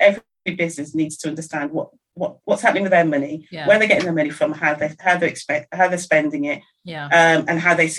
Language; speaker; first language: English; native; English